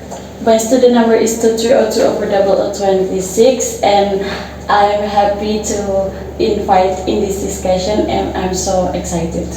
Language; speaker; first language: English; non-native, learner; Indonesian